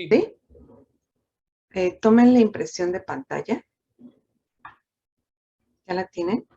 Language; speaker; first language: Spanish; native; Spanish